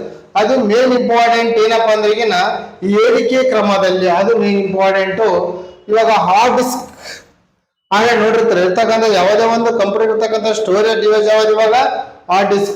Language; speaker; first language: Kannada; native; Kannada